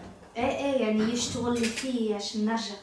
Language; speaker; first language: Arabic; non-native, learner; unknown